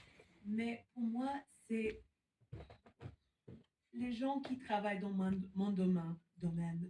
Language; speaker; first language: French; non-native, fluent; English